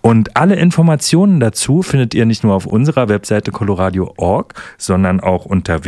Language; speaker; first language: German; native; German